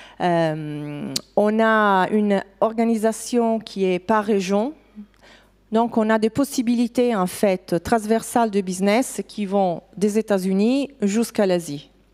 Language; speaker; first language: French; non-native, fluent; Italian